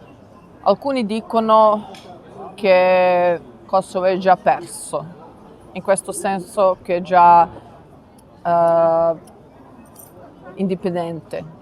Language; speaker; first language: Italian; non-native, learner; Serbian